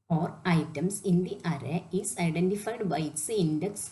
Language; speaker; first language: English; non-native, local second language; Malayalam